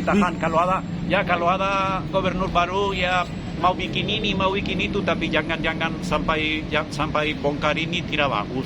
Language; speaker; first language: Indonesian; non-native, fluent; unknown